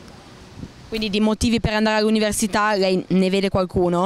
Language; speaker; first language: Italian; native; Italian